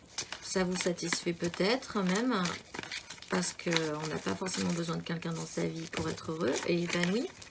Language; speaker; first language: French; native; French